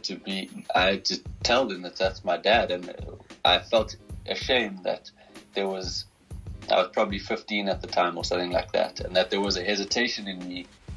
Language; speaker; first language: English; native; English